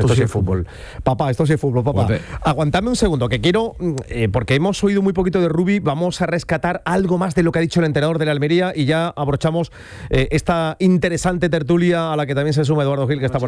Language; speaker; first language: Spanish; native; Spanish